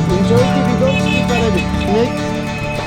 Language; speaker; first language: English; non-native, learner; Turkish